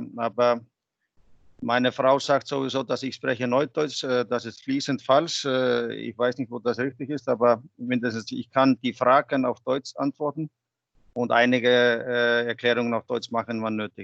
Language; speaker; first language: German; non-native, fluent; Icelandic